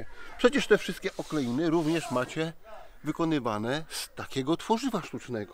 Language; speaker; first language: Polish; native; Polish